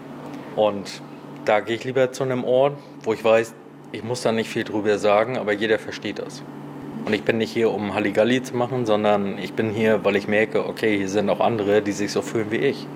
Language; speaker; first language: German; native; German